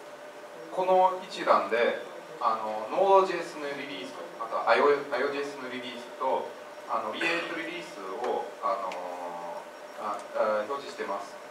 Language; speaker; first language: Japanese; non-native, fluent; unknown